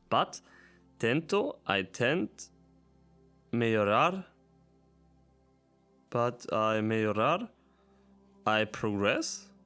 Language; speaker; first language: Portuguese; non-native, learner; German